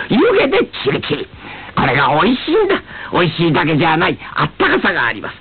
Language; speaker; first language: Japanese; native; Japanese